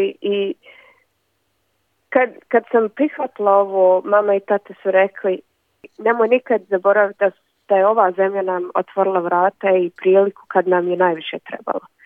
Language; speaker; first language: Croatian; early bilingual, other home language; Bosnian